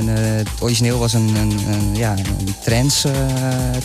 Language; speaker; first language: Dutch; native; Dutch